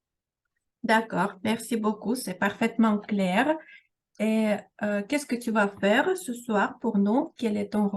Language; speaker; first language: French; non-native, fluent; Russian